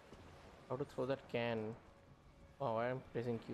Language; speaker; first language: English; non-native, local second language; Hindi